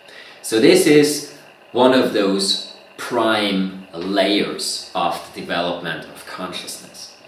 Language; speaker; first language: English; non-native, fluent; German